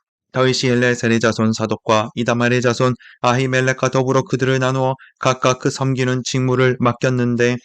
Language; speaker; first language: Korean; native; Korean